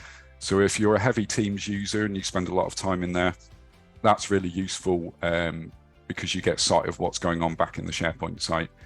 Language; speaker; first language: English; native; English